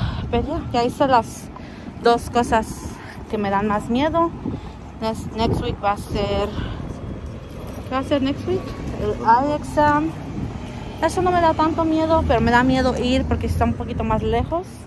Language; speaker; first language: Spanish; early bilingual, heritage; Spanish